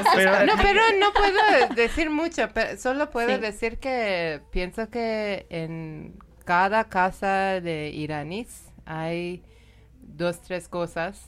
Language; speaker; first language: Spanish; non-native, learner; Persian